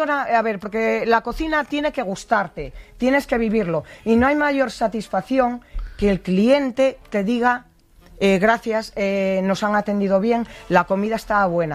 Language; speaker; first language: Spanish; native; Spanish